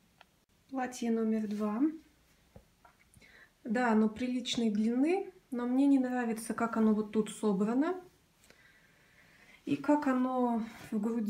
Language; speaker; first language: Russian; native; Russian